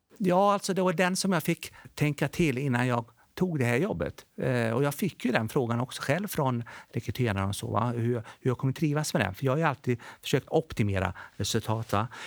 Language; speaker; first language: Swedish; early bilingual, other home language; Bosnian